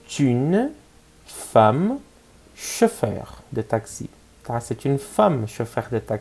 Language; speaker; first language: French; non-native, fluent; Portuguese